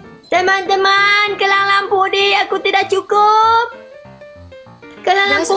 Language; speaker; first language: Indonesian; non-native, learner; Vietnamese